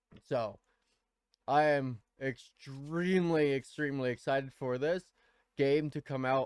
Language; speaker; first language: English; native; English